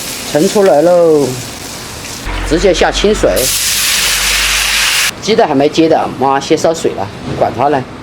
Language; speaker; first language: Chinese; native; Chinese